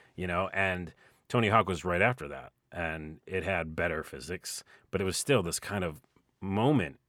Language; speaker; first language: English; native; English